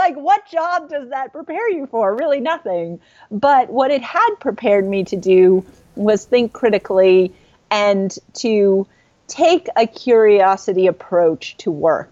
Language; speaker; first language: English; native; English